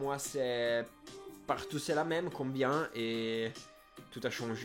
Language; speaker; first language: French; non-native, fluent; Italian